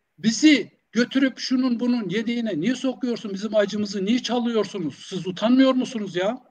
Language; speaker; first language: Turkish; non-native, local second language; Zaza